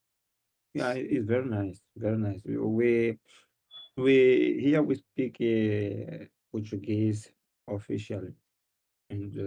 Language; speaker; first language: English; non-native, learner; Portuguese